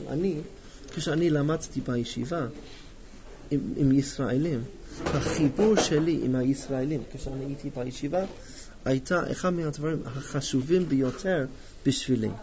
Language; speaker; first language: Hebrew; non-native, fluent; English